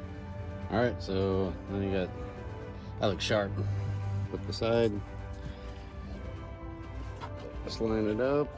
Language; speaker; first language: English; native; English